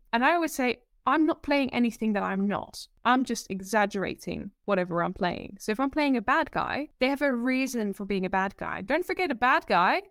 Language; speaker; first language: English; non-native, fluent; Dutch